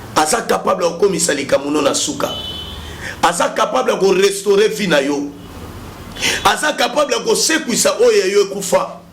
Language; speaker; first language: Lingala; native; Lingala